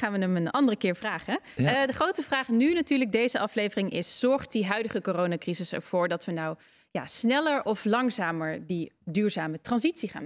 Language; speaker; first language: Dutch; native; Dutch